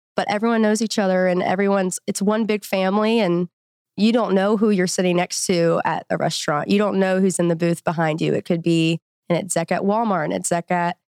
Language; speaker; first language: English; native; English